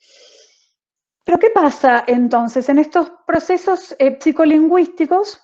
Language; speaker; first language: Spanish; native; Spanish